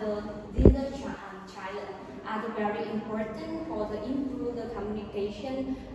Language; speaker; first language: English; non-native, learner; Vietnamese